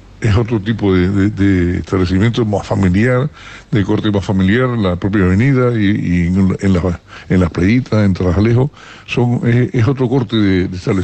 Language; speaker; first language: Spanish; native; Spanish